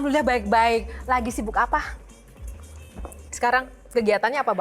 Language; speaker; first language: Indonesian; native; Indonesian